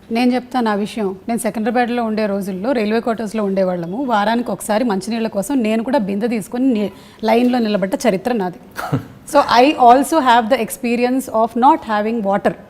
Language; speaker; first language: Telugu; non-native, local second language; Malayalam